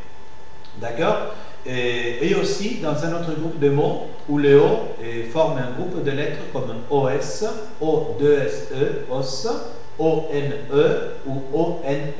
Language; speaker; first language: French; non-native, fluent; Spanish